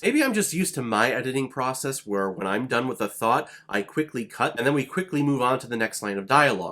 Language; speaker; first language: English; native; English